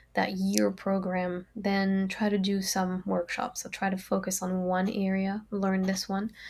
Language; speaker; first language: English; non-native, fluent; French